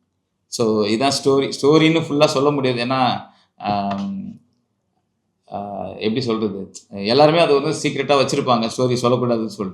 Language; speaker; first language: Tamil; native; Tamil